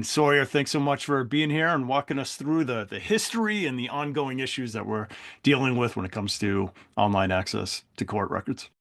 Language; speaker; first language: English; native; English